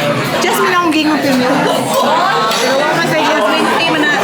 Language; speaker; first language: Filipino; non-native, local second language; Hiligaynon